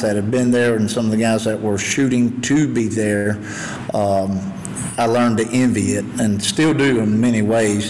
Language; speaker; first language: English; native; English